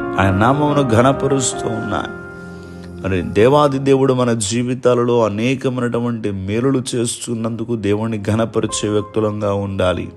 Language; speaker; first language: Telugu; native; Telugu